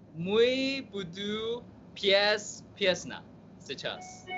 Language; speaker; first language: Russian; non-native, learner; Chinese